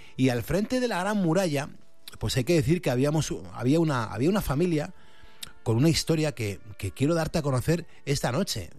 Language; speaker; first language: Spanish; native; Spanish